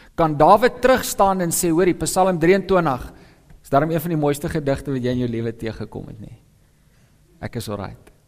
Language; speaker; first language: Afrikaans; non-native, local second language; English